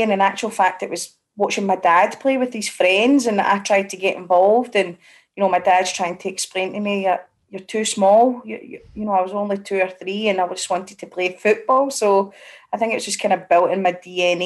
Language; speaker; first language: English; native; English